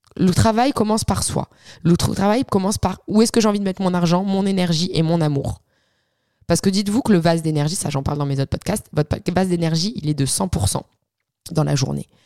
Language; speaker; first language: French; early bilingual, other home language; Arabic